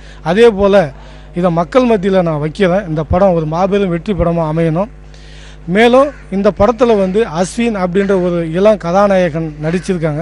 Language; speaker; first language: Tamil; native; Tamil